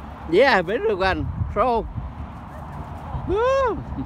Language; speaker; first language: English; non-native, learner; Vietnamese